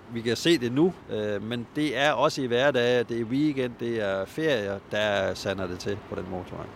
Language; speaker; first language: Danish; native; Danish